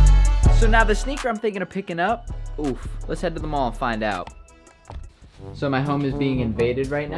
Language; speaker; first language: English; native; English